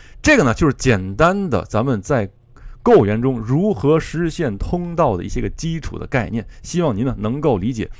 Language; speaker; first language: Chinese; native; Chinese